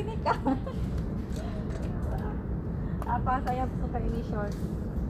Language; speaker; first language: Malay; non-native, learner; Filipino